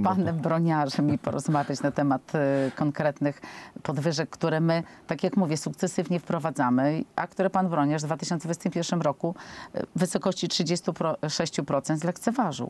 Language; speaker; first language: Polish; native; Polish